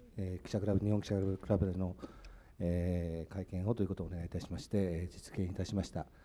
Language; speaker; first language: Japanese; native; Japanese